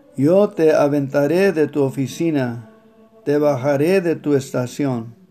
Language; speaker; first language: Spanish; early bilingual, heritage; Spanish